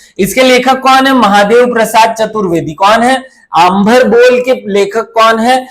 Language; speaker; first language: Hindi; native; Hindi